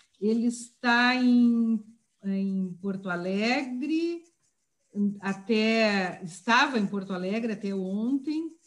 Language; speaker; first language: Portuguese; native; Portuguese